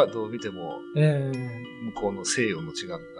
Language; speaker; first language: Japanese; native; Japanese